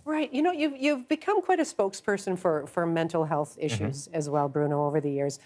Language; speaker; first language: English; native; English